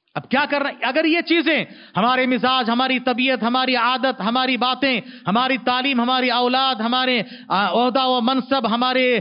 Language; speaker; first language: Urdu; native; Urdu